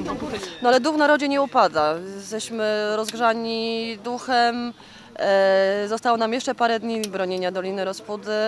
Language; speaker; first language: Polish; native; Polish